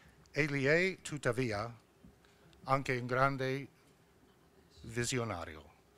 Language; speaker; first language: Italian; non-native, fluent; English